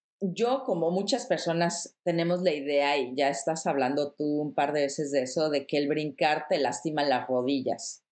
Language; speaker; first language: Spanish; native; Spanish